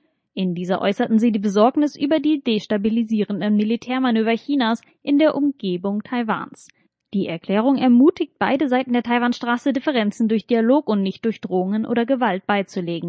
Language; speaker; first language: German; native; German